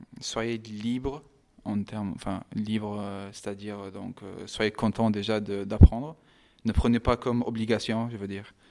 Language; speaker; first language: French; non-native, fluent; Albanian